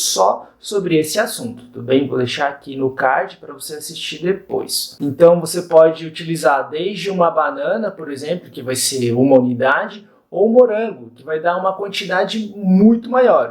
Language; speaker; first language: Portuguese; native; Portuguese